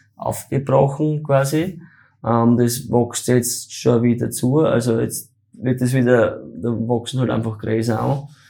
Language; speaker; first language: German; native; German